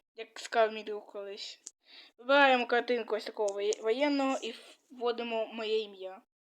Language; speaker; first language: Ukrainian; non-native, local second language; Russian